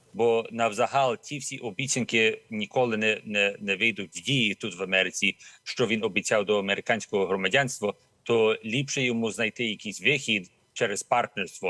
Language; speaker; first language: Ukrainian; early bilingual, heritage; Ukrainian